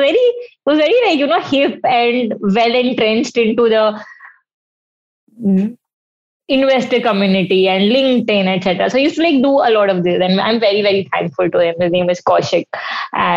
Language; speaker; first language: English; non-native, local second language; Hindi